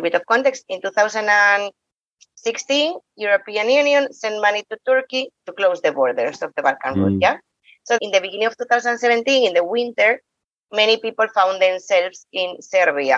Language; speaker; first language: English; non-native, fluent; Spanish